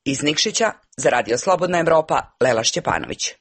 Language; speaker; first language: Serbian; native; Serbian